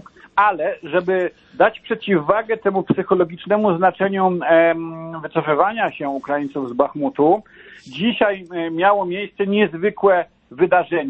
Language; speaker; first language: Polish; native; Polish